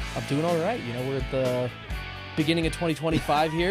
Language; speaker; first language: English; native; English